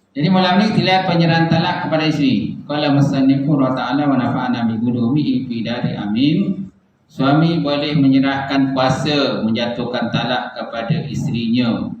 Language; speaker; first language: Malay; native; Malay